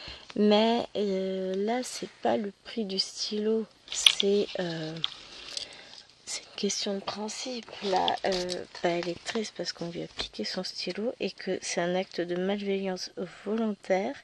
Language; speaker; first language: French; native; French